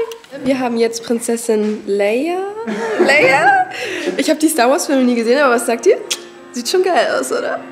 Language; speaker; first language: German; native; German